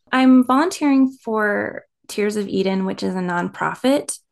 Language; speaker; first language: English; native; English